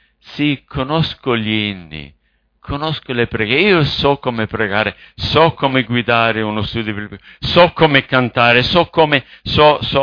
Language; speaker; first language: Italian; non-native, fluent; English